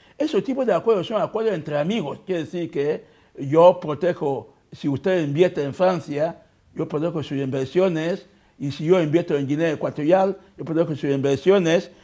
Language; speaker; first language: Spanish; non-native, local second language; Fang